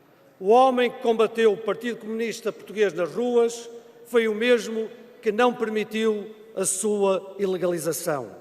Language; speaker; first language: Portuguese; native; Portuguese